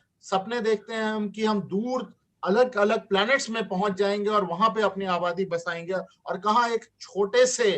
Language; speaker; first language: Hindi; native; Hindi